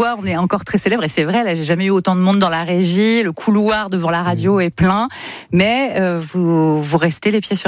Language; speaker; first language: French; native; French